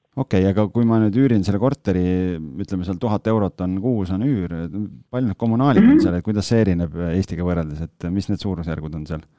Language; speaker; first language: Estonian; native; Estonian